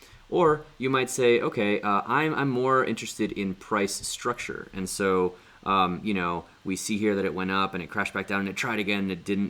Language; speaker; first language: English; native; English